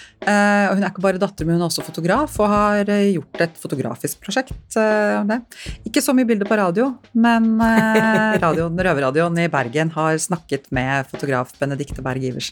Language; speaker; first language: Norwegian; native; Norwegian